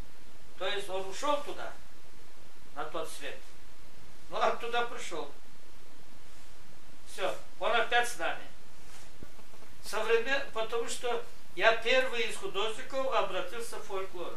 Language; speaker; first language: Russian; non-native, local second language; Gagauz